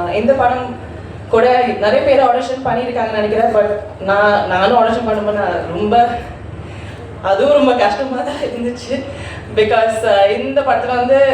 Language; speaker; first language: Tamil; non-native, learner; Malayalam